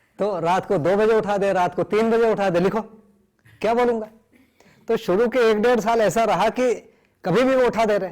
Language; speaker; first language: Hindi; non-native, local second language; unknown